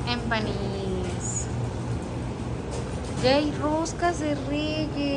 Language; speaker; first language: Spanish; native; Spanish